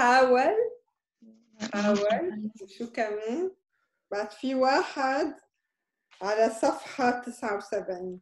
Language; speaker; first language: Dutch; non-native, fluent; Arabic